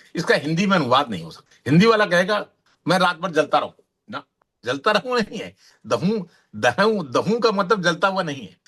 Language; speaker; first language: Hindi; native; Hindi